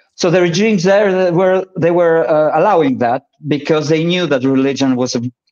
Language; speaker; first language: English; early bilingual, other home language; Polish